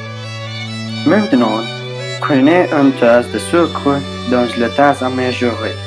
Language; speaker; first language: French; non-native, learner; Spanish